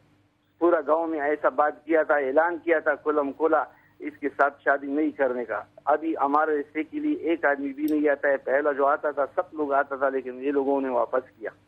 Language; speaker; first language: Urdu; non-native, local second language; Pashto